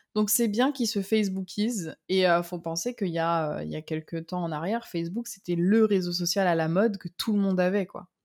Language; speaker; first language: French; native; French